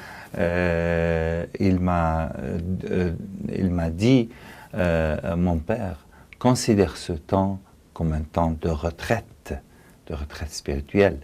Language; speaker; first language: French; non-native, fluent; Arabic